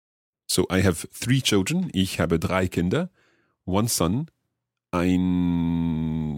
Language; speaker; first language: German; non-native, learner; English